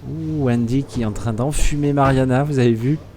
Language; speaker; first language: French; native; French